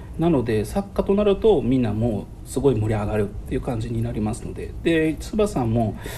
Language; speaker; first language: Japanese; non-native, fluent; Arabic